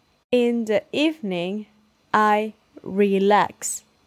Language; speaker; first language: English; non-native, learner; Spanish